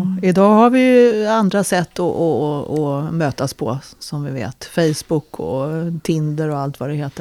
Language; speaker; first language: Swedish; native; Swedish